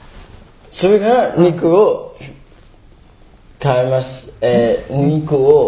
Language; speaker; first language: Japanese; non-native, learner; Burmese